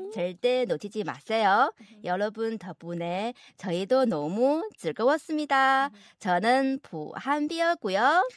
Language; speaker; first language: Korean; non-native, fluent; Chinese